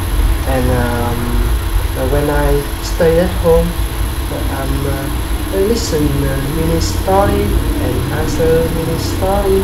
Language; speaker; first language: English; non-native, learner; Vietnamese